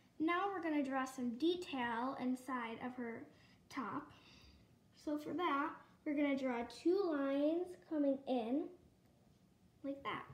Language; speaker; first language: English; native; English